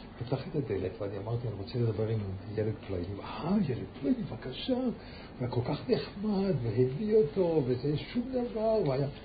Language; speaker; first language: Hebrew; early bilingual, heritage; Yiddish